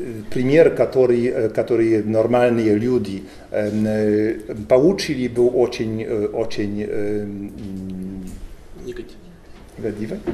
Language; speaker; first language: Russian; non-native, learner; Polish